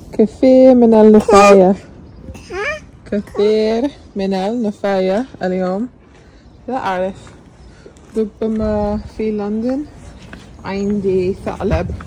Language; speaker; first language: Arabic; non-native, learner; English